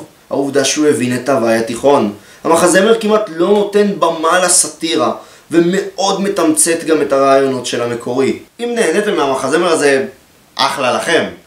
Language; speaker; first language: Hebrew; native; Hebrew